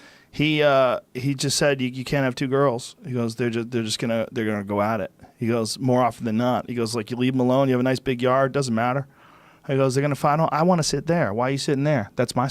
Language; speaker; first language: English; native; English